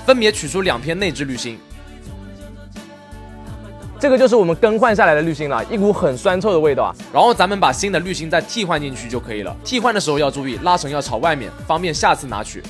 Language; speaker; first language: Chinese; native; Chinese